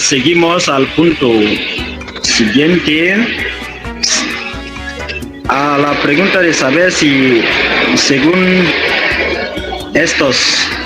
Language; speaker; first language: Spanish; non-native, fluent; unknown